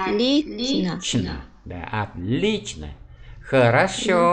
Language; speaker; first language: Russian; non-native, fluent; Vietnamese